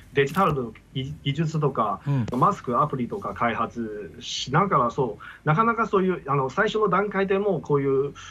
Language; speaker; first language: Japanese; non-native, fluent; Chinese